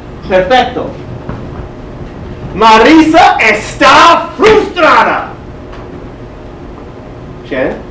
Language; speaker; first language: Spanish; non-native, fluent; English